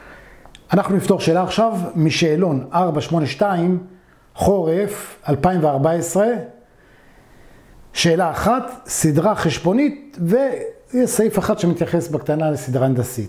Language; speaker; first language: Hebrew; native; Hebrew